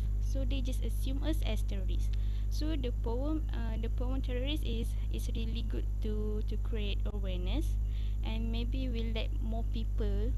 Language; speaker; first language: English; non-native, local second language; Malay